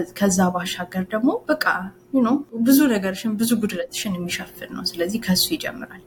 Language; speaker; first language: Amharic; native; Amharic